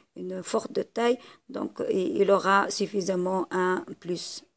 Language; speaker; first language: French; non-native, local second language; Arabic